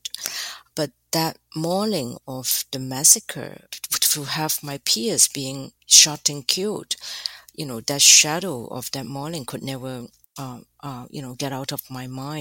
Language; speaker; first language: English; non-native, fluent; Chinese